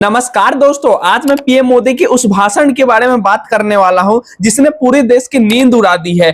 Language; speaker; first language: Hindi; native; Hindi